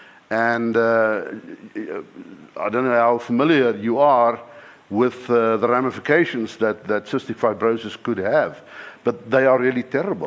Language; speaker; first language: English; non-native, local second language; Afrikaans